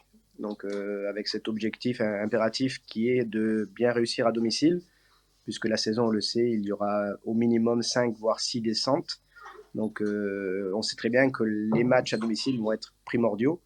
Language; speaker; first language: French; native; French